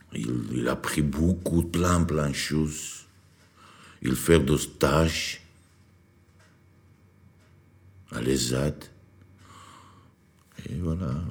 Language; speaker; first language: French; non-native, learner; Georgian